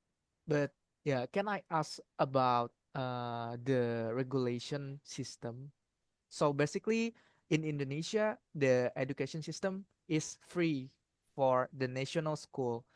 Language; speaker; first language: English; non-native, learner; Indonesian